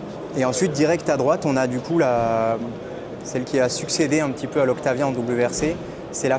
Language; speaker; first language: French; native; French